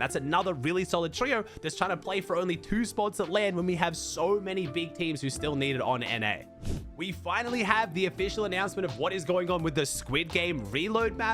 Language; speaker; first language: English; native; English